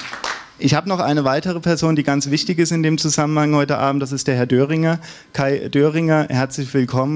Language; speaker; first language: German; native; German